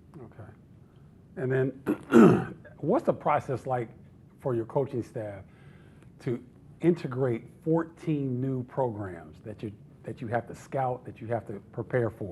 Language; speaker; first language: English; native; English